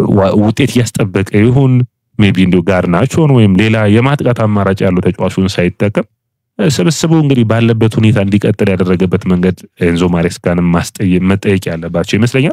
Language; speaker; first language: Amharic; native; Amharic